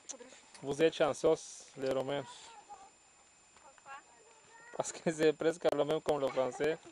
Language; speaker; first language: French; non-native, learner; Bulgarian